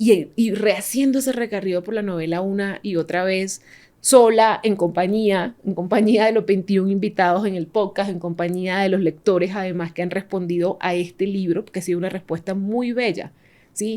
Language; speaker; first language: Spanish; native; Spanish